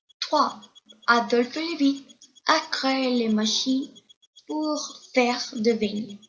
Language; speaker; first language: French; non-native, learner; Spanish